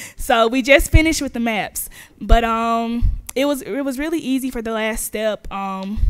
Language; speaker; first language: English; native; English